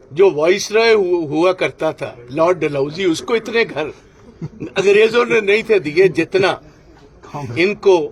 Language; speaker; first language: Hindi; non-native, local second language; Punjabi